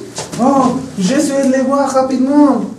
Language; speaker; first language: French; non-native, learner; Spanish